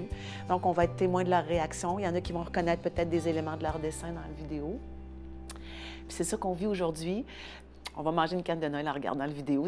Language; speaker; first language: French; native; French